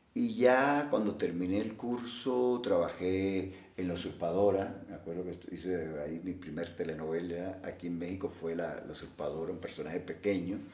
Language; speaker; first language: Spanish; native; Spanish